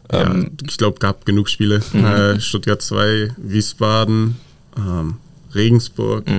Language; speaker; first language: German; native; German